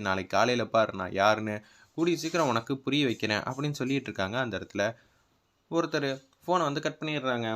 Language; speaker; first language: Tamil; native; Tamil